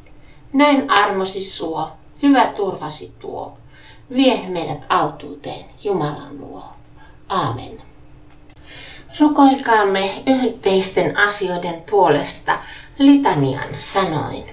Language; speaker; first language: Finnish; native; Finnish